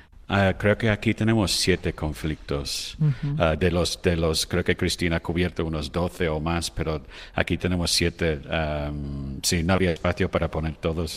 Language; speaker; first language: Spanish; non-native, fluent; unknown